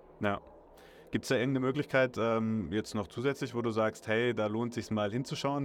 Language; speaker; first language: German; native; German